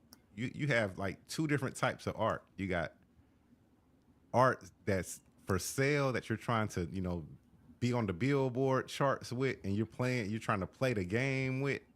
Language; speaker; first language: English; native; English